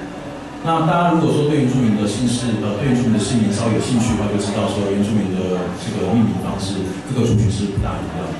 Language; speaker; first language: Chinese; native; Chinese